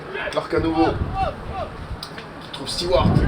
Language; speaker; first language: French; native; French